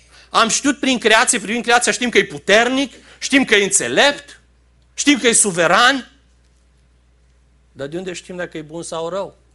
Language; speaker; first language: Romanian; native; Romanian